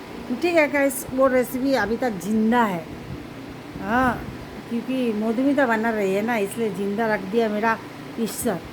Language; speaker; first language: Hindi; non-native, local second language; Bangla